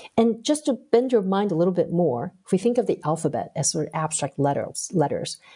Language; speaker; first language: English; early bilingual, other home language; Chinese